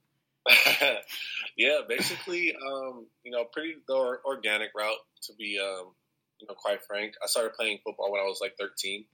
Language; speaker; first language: English; native; English